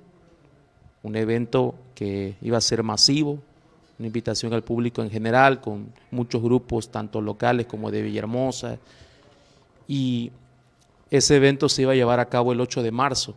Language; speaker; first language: Spanish; native; Spanish